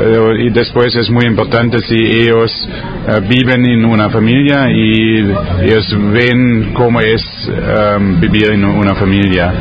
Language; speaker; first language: Spanish; non-native, learner; German